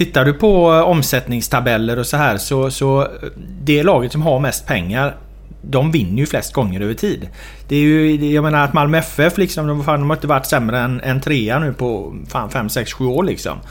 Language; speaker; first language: Swedish; native; Swedish